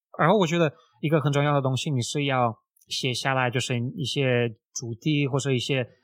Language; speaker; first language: Chinese; non-native, fluent; Russian